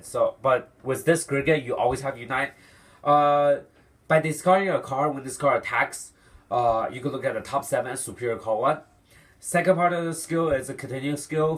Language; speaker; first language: English; non-native, fluent; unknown